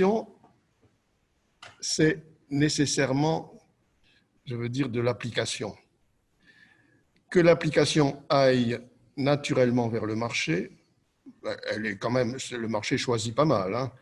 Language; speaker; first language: French; native; French